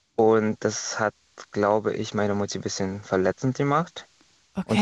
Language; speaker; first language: German; non-native, fluent; Estonian